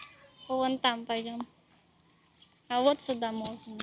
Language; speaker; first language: Russian; non-native, learner; Filipino